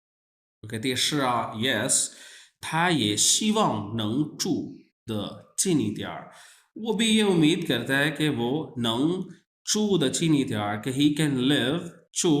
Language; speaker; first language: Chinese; non-native, learner; Urdu